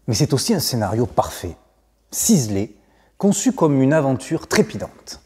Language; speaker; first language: French; native; French